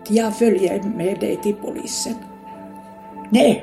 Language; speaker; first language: Swedish; non-native, fluent; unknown